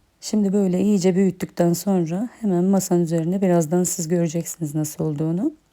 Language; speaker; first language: Turkish; native; Turkish